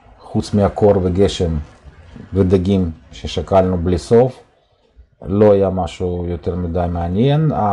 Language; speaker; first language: Hebrew; non-native, fluent; Russian